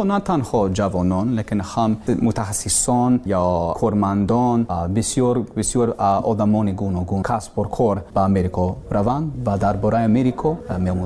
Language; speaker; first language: Persian; non-native, learner; English